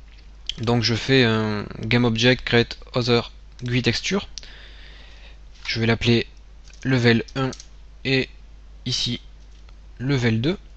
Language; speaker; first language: French; native; French